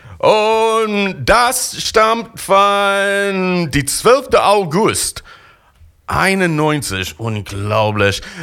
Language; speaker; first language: German; non-native, learner; English